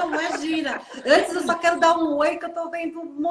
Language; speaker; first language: Portuguese; native; Portuguese